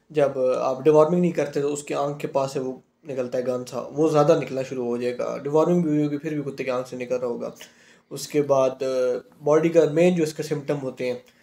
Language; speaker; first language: Urdu; non-native, local second language; Punjabi